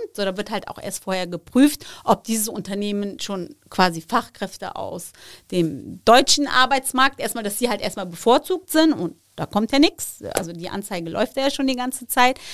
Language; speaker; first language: German; early bilingual, other home language; Turkish